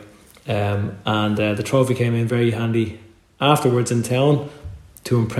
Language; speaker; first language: English; native; English